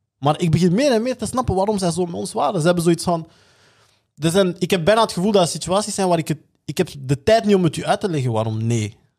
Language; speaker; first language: Dutch; native; Dutch